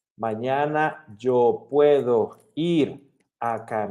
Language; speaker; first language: Spanish; non-native, fluent; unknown